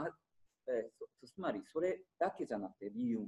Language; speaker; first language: Japanese; non-native, learner; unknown